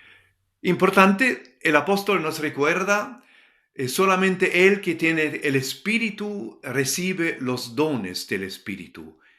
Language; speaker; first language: Spanish; non-native, fluent; German